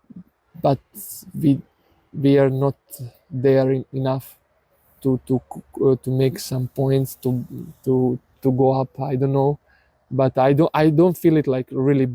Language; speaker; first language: English; non-native, learner; Serbian